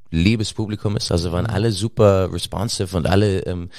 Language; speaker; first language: German; native; German